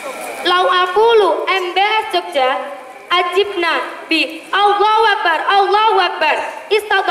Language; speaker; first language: Arabic; non-native, learner; Indonesian